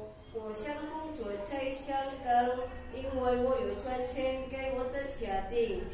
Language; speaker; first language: Chinese; non-native, learner; Indonesian